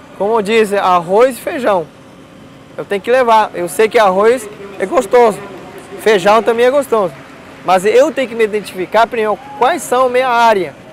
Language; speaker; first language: Portuguese; non-native, local second language; Guarani